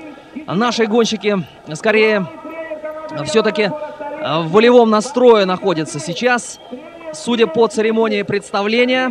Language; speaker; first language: Russian; native; Russian